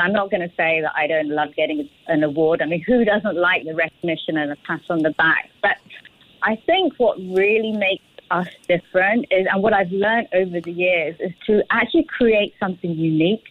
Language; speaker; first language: English; native; English